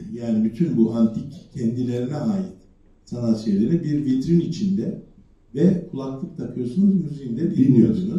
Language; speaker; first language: Turkish; native; Turkish